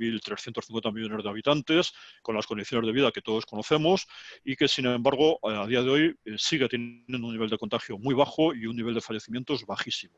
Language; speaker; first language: Spanish; native; Spanish